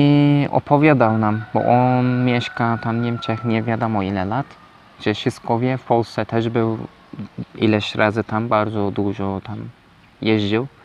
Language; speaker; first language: Polish; non-native, learner; Turkish